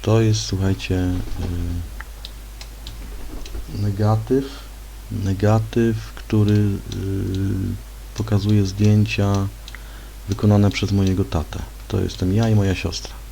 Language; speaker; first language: Polish; native; Polish